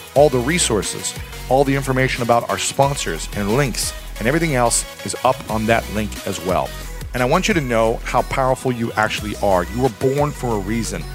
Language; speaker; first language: English; native; English